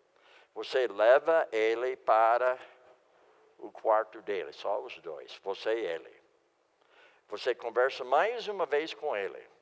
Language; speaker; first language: Portuguese; non-native, fluent; English